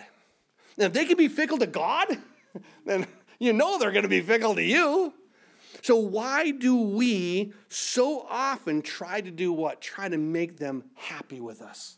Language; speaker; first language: English; native; English